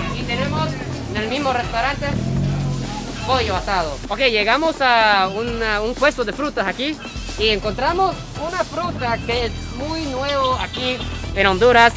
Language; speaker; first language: Spanish; non-native, fluent; Japanese